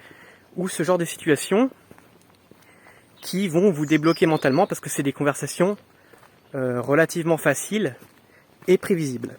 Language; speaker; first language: French; native; French